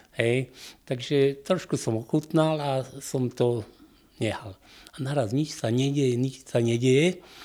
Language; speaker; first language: Slovak; non-native, local second language; Hungarian